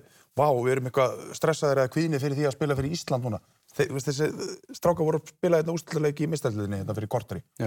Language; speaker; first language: Icelandic; native; Icelandic